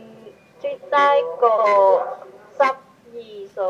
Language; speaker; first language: Cantonese; non-native, learner; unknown